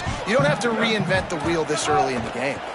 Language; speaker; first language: English; native; English